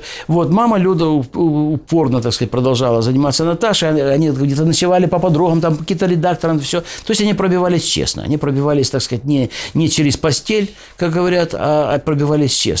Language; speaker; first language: Russian; native; Russian